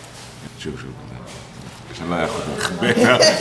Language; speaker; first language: Arabic; native; Arabic